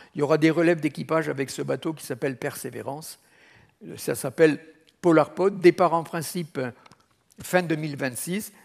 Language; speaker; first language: French; native; French